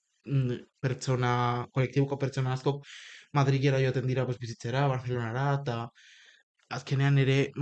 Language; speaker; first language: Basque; non-native, local second language; Spanish